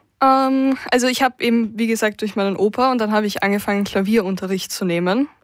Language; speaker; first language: German; native; German